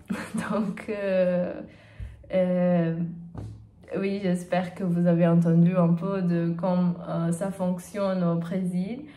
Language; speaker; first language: French; non-native, learner; Portuguese